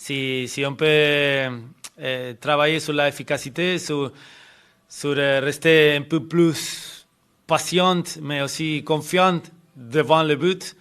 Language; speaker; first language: French; non-native, fluent; Spanish